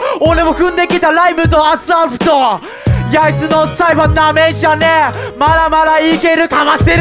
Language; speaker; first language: Japanese; native; Japanese